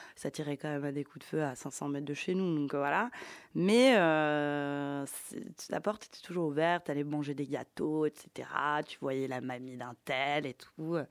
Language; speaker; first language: French; early bilingual, other home language; Ukrainian